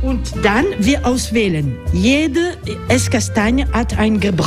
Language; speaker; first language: German; non-native, learner; French